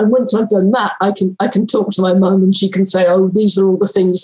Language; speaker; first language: English; native; English